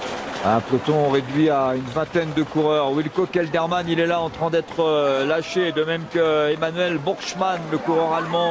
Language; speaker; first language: French; native; French